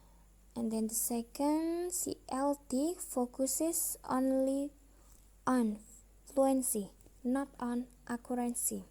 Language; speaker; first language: English; non-native, learner; Indonesian